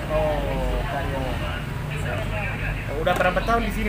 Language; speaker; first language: Indonesian; non-native, fluent; Somali